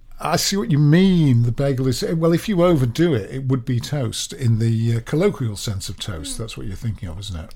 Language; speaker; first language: English; native; English